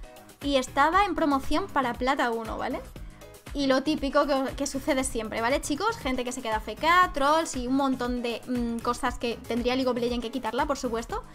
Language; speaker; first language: Spanish; native; Spanish